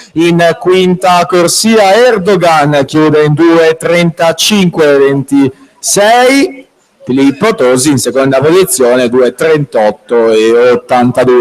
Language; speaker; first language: Italian; native; Italian